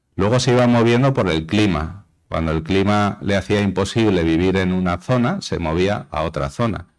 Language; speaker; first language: Spanish; native; Spanish